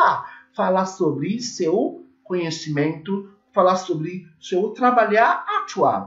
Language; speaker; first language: Portuguese; non-native, learner; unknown